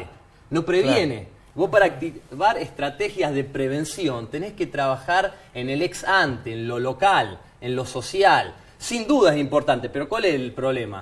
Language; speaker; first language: Spanish; native; Spanish